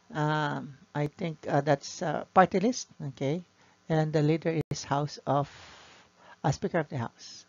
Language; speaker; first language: English; non-native, local second language; Filipino